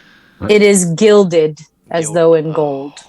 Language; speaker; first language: English; native; English